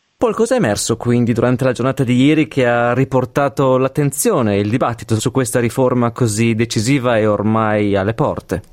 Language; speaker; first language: Italian; native; Italian